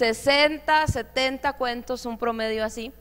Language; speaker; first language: Spanish; native; Spanish